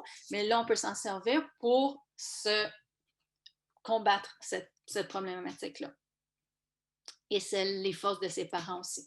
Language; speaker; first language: French; native; French